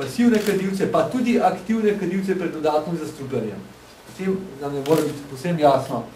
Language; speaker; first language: Slovenian; native; Slovenian